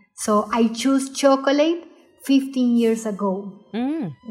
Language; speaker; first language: English; non-native, fluent; Spanish